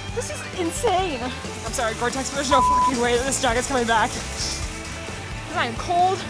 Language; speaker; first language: English; native; English